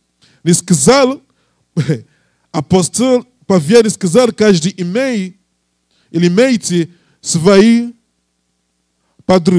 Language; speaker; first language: Russian; non-native, learner; English